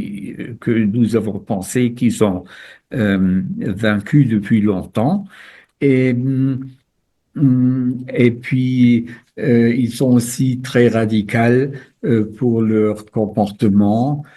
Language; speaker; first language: French; non-native, fluent; German